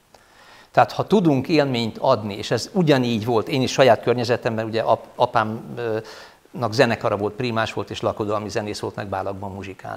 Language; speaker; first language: Hungarian; native; Hungarian